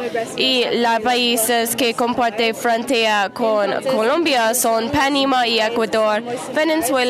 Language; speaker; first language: Spanish; non-native, learner; English